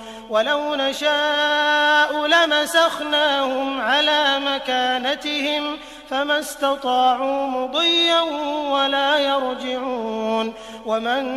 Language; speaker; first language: Arabic; native; Arabic